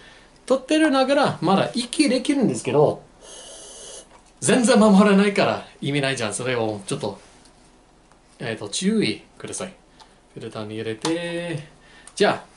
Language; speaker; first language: Japanese; non-native, fluent; English